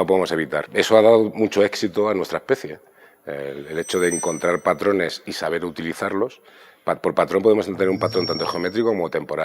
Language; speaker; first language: Spanish; native; Spanish